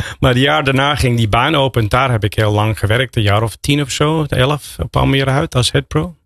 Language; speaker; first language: Dutch; non-native, fluent; English